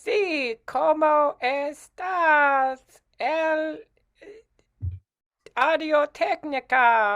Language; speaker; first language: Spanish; non-native, learner; English